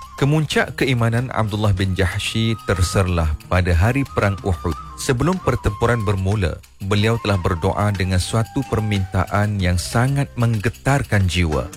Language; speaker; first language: Malay; native; Malay